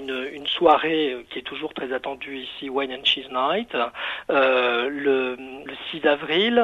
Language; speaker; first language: French; native; French